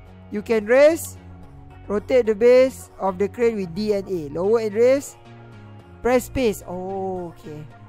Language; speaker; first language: English; non-native, local second language; Malay